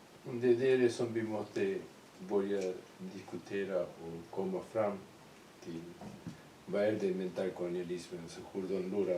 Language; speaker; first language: Swedish; non-native, fluent; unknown